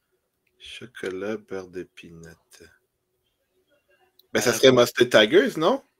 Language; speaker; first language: French; native; French